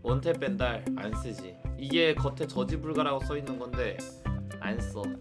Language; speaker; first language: Korean; native; Korean